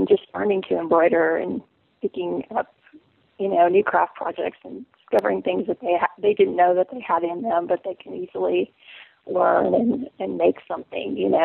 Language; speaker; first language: English; native; English